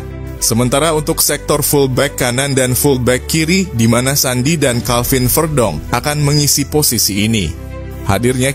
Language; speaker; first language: Indonesian; native; Indonesian